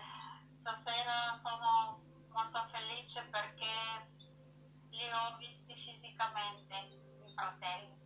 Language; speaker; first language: Italian; non-native, fluent; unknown